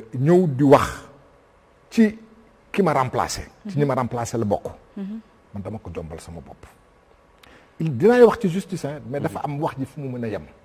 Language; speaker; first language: Wolof; non-native, local second language; Fula